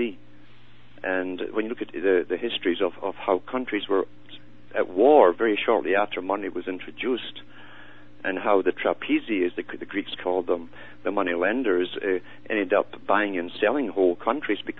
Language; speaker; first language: English; native; English